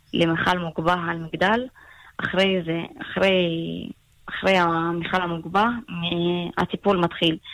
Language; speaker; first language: Hebrew; non-native, local second language; Arabic